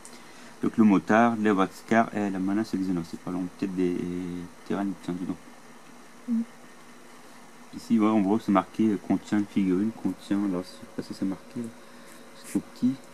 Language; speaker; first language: French; native; French